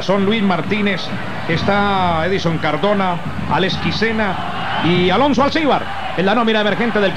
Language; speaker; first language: Spanish; native; Spanish